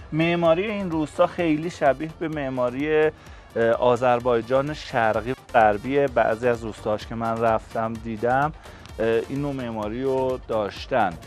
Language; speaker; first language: Persian; native; Persian